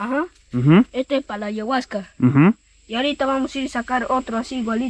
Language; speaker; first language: Spanish; non-native, local second language; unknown